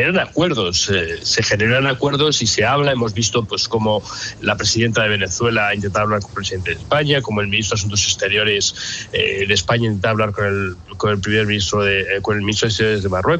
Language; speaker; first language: Spanish; native; Spanish